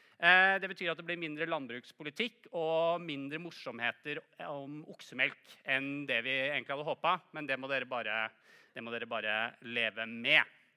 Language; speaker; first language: Norwegian; native; Norwegian